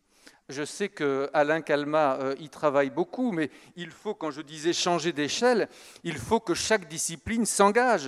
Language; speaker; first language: French; native; French